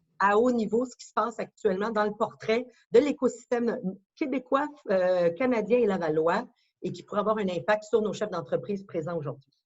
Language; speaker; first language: French; native; French